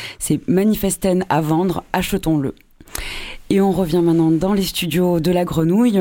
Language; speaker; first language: French; native; French